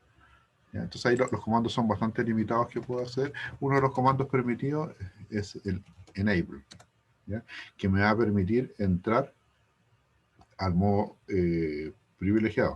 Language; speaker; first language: Spanish; native; Spanish